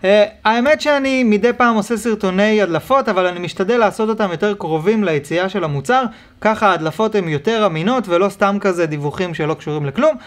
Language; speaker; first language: Hebrew; native; Hebrew